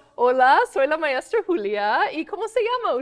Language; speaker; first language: Spanish; non-native, fluent; English